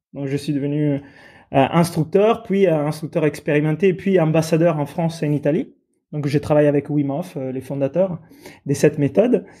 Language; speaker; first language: French; non-native, fluent; Italian